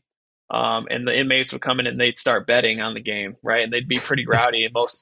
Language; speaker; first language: English; native; English